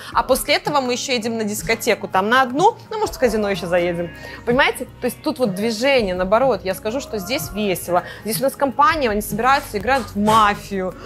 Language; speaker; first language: Russian; native; Russian